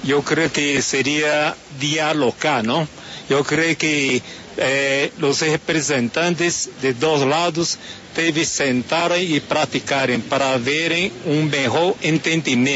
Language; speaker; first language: Spanish; non-native, fluent; Chinese